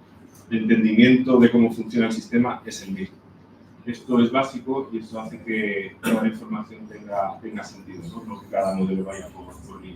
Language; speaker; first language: Spanish; native; Spanish